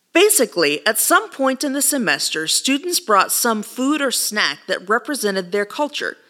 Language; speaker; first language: English; native; English